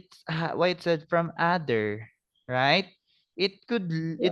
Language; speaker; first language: English; non-native, fluent; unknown